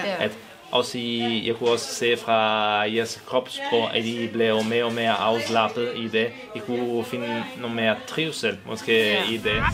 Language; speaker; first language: Danish; non-native, fluent; Italian